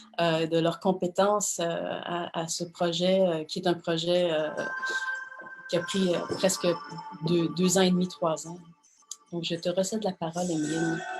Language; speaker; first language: French; native; French